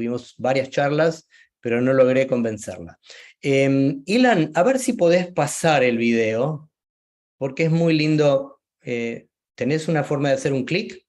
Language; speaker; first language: Spanish; native; Spanish